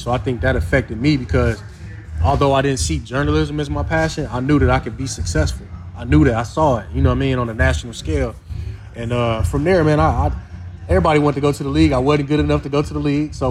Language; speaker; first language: English; native; English